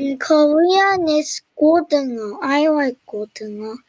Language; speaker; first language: English; non-native, learner; Korean